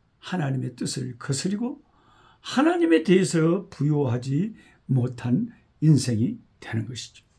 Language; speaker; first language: Korean; native; Korean